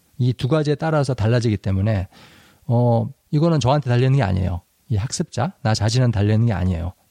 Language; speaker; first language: Korean; native; Korean